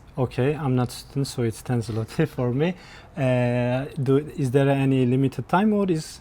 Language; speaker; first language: English; non-native, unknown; Turkish